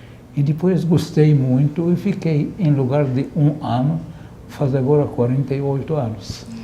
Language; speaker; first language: Portuguese; non-native, fluent; Arabic